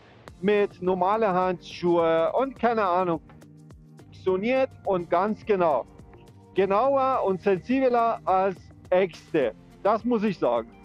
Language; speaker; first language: German; non-native, fluent; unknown